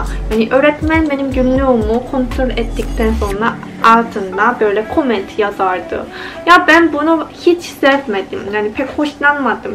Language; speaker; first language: Turkish; non-native, fluent; Korean